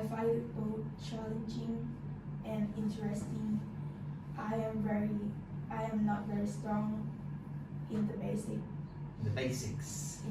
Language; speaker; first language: English; non-native, fluent; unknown